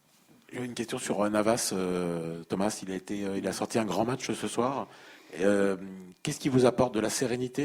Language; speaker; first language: French; native; French